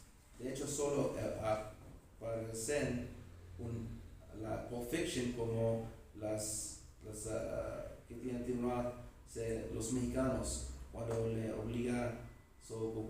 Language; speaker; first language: Spanish; non-native, learner; English